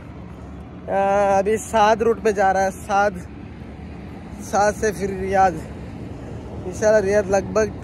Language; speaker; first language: Hindi; non-native, local second language; Kannada